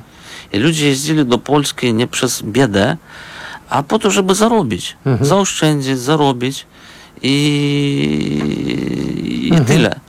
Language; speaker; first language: Polish; non-native, fluent; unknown